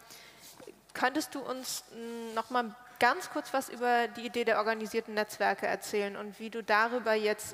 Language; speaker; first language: German; native; German